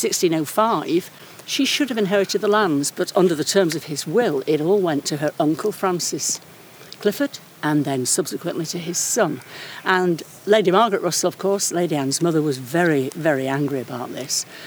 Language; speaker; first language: English; native; English